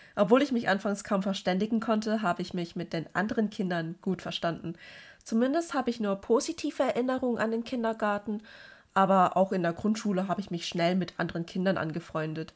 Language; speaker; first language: German; early bilingual, other home language; Cantonese